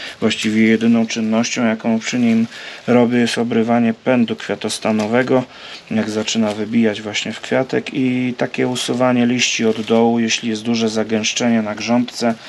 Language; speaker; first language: Polish; native; Polish